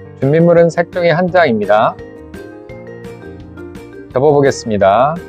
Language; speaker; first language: Korean; native; Korean